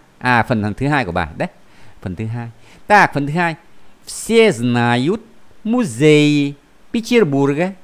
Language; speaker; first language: Vietnamese; native; Vietnamese